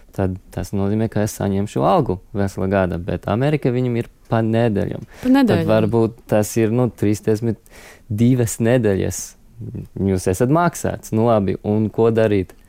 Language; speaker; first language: Latvian; non-native, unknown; English